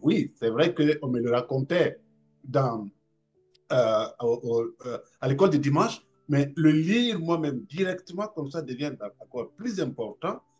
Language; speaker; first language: French; non-native, local second language; Mossi